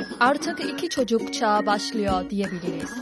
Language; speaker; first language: Turkish; non-native, fluent; Chinese